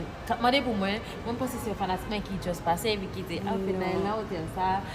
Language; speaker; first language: French; non-native, learner; Haitian Creole